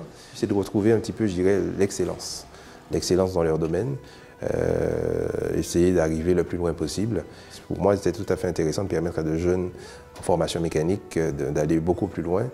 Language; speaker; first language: French; native; French